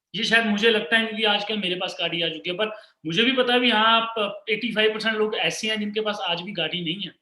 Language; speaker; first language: Hindi; non-native, local second language; Punjabi